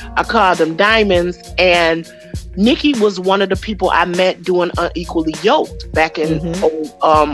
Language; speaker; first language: English; native; English